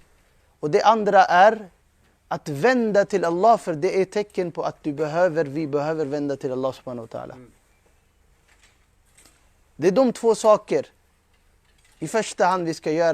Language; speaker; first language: Swedish; non-native, fluent; Urdu